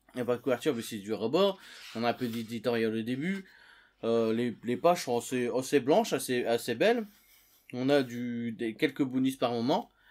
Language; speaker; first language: French; native; French